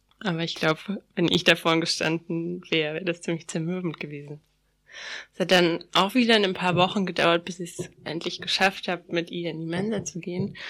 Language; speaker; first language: German; native; German